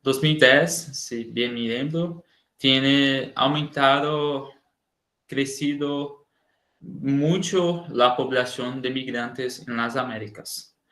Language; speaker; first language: Spanish; non-native, learner; Portuguese